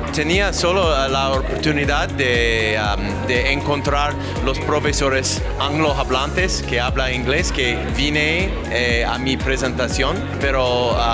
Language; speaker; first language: Spanish; non-native, learner; English